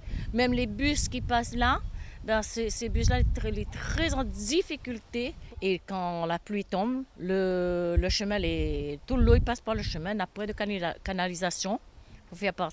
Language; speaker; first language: French; non-native, local second language; Réunion Creole French